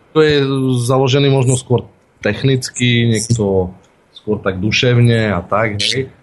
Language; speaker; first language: Slovak; native; Slovak